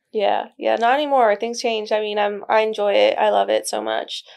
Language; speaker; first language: English; early bilingual, other home language; Spanish